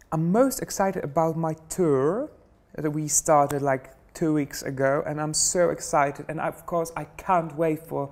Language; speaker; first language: English; non-native, fluent; Polish